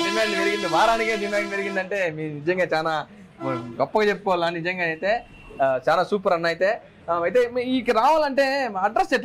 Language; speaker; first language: Telugu; native; Telugu